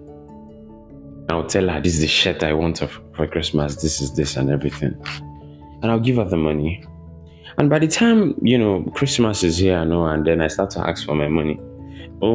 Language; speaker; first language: English; non-native, local second language; Yoruba